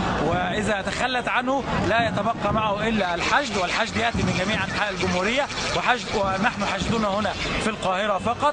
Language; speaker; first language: Arabic; native; Arabic